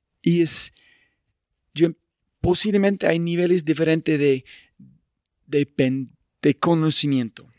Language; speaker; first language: Spanish; non-native, fluent; English